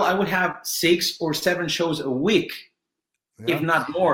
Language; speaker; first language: English; non-native, fluent; Spanish